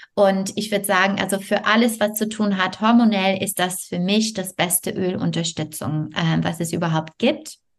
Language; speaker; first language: German; non-native, fluent; French